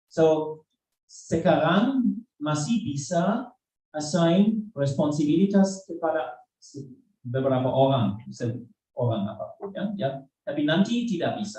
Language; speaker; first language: Indonesian; non-native, learner; German